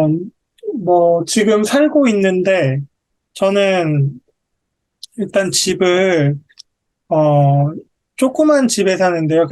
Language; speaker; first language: Korean; native; Korean